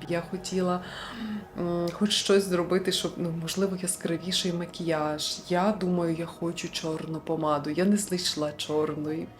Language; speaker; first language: Ukrainian; non-native, local second language; Russian